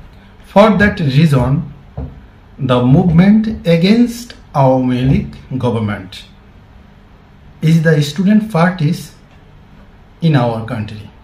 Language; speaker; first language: English; non-native, learner; Bangla